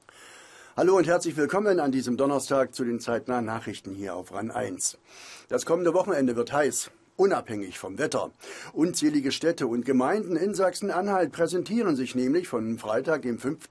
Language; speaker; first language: German; native; German